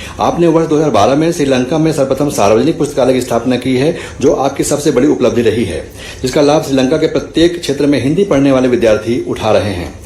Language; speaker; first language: Hindi; native; Hindi